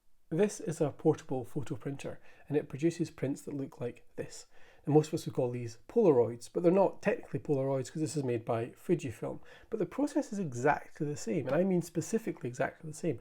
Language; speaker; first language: English; native; English